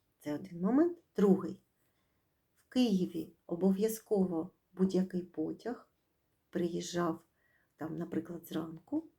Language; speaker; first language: Ukrainian; native; Ukrainian